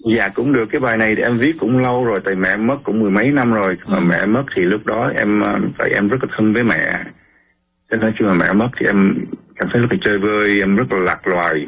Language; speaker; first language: Vietnamese; early bilingual, heritage; Vietnamese